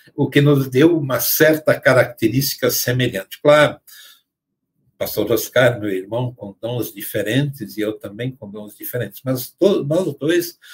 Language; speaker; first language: Portuguese; native; Portuguese